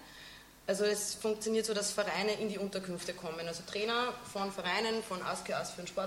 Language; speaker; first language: German; native; German